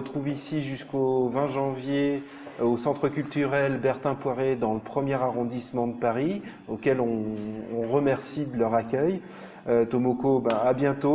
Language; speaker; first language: French; native; French